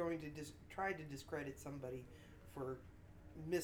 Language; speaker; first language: English; native; English